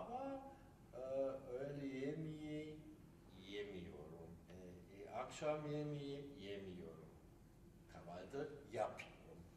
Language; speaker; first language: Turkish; non-native, learner; German